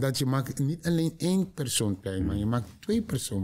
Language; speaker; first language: Dutch; non-native, learner; Papiamento